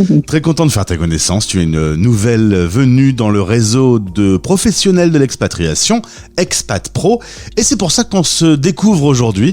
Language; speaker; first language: French; native; French